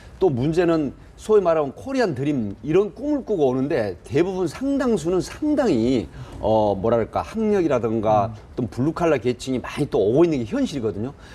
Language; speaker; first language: Korean; native; Korean